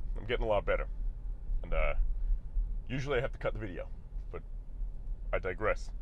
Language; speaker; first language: English; native; English